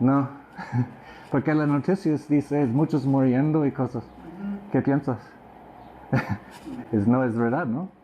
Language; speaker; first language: Spanish; non-native, learner; English